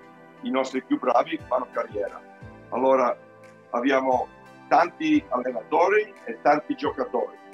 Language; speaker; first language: Italian; early bilingual, heritage; Italian